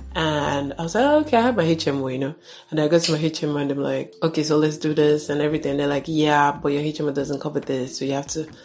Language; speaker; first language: English; non-native, local second language; Yoruba